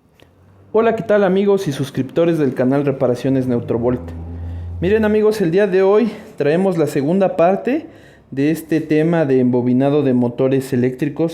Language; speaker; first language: Spanish; native; Spanish